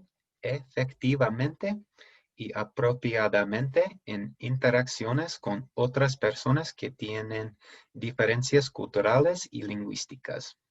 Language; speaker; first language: Spanish; non-native, fluent; English